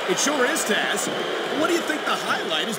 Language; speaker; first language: English; native; English